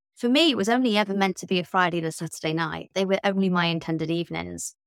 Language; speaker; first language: English; native; English